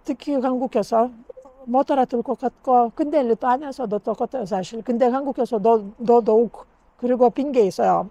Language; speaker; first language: Korean; non-native, learner; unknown